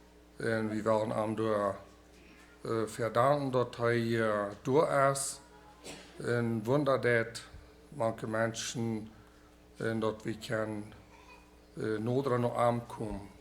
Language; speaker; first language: German; early bilingual, heritage; Plautdietsch